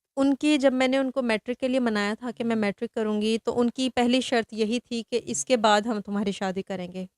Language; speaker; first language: Urdu; non-native, local second language; Sindhi